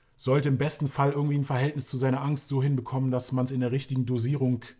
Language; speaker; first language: German; native; German